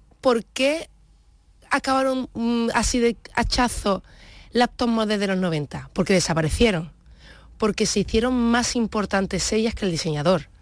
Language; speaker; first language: Spanish; native; Spanish